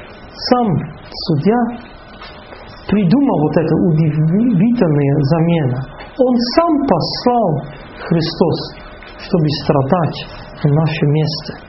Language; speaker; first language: Russian; non-native, fluent; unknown